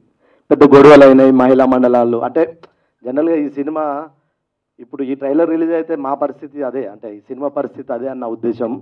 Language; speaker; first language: Telugu; native; Telugu